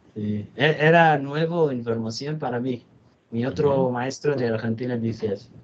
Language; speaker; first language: Spanish; non-native, learner; Bangla